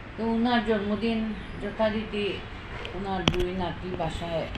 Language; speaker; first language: Bangla; non-native, local second language; Sylheti